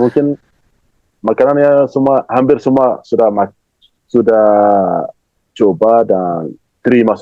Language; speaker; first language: Indonesian; non-native, fluent; Arabic